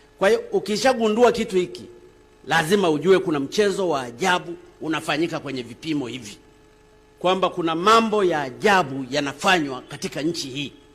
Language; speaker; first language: Swahili; non-native, local second language; Sukuma